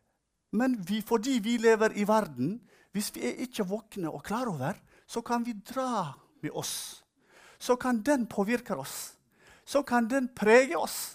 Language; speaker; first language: Norwegian; non-native, fluent; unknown